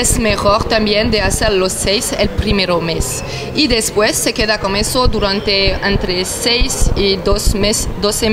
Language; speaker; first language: Spanish; non-native, learner; French